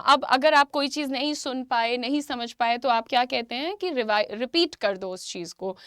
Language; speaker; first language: Hindi; native; Hindi